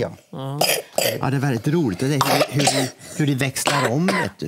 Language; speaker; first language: Swedish; native; Swedish